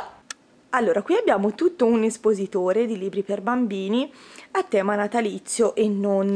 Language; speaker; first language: Italian; native; Italian